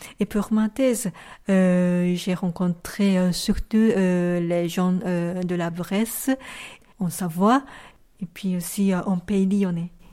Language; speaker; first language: French; non-native, fluent; Japanese